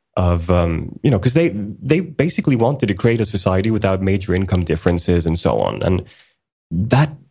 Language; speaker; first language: English; early bilingual, other home language; Swedish